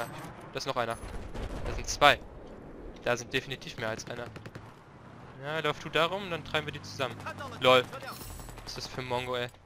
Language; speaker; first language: German; native; German